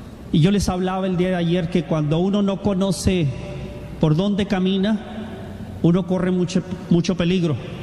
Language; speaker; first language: Spanish; native; Spanish